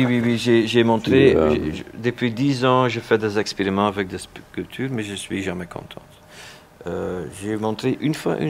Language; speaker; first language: French; non-native, local second language; Dutch